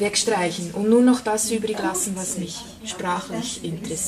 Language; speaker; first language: German; non-native, fluent; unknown